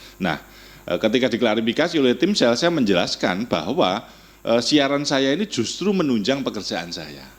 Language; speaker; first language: Indonesian; non-native, local second language; Javanese